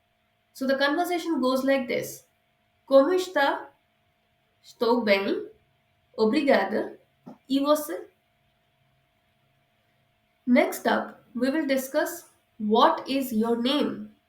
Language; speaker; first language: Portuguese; non-native, fluent; Hindi